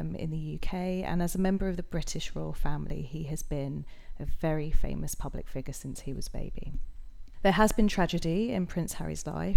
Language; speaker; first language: English; native; English